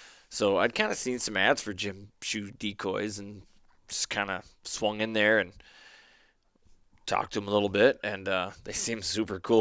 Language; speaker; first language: English; native; English